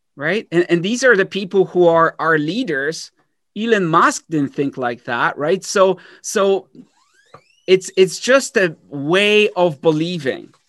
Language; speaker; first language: English; early bilingual, other home language; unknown